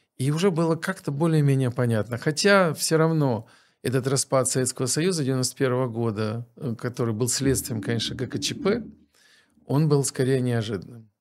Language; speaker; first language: Russian; native; Russian